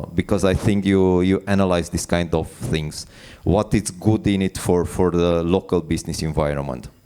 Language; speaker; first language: English; non-native, fluent; Romanian